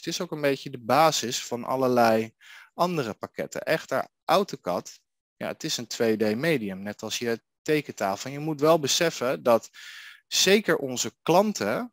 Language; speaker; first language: Dutch; native; Dutch